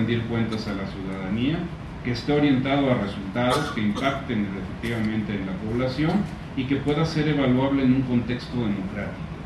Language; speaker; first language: Spanish; native; Spanish